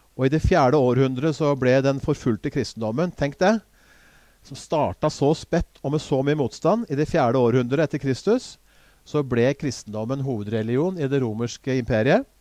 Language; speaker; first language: Norwegian; native; Norwegian